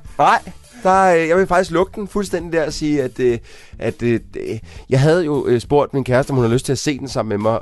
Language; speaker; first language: Danish; native; Danish